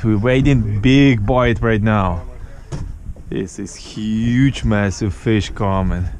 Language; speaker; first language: English; non-native, learner; Ukrainian